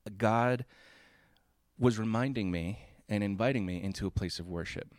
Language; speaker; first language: English; native; English